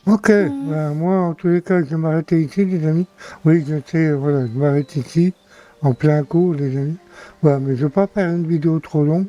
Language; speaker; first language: French; native; French